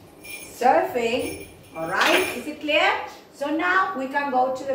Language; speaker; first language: English; non-native, fluent; Spanish